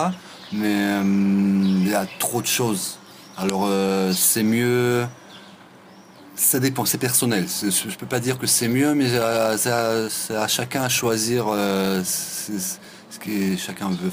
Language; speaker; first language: French; non-native, fluent; Russian